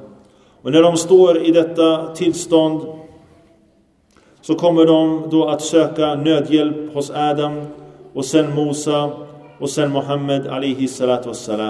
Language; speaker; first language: Swedish; early bilingual, other home language; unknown